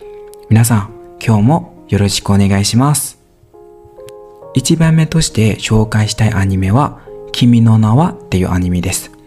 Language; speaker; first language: Japanese; non-native, learner; Burmese